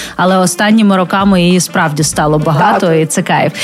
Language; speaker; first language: Ukrainian; non-native, local second language; Russian